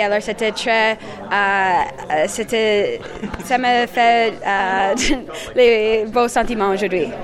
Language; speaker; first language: French; non-native, learner; English